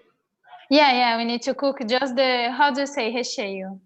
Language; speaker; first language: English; non-native, learner; Portuguese